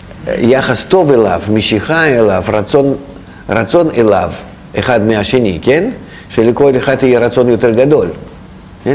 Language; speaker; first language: Hebrew; non-native, fluent; Russian